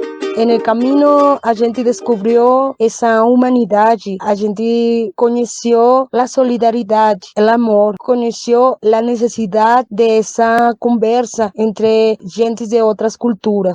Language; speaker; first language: Portuguese; non-native, learner; Spanish